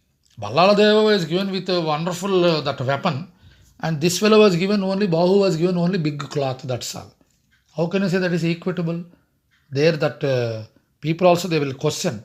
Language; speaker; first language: English; non-native, local second language; Telugu